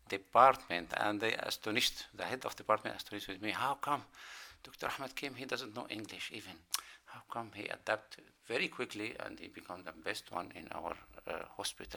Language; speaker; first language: English; non-native, learner; Arabic